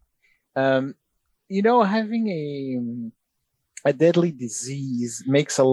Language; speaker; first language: English; native; English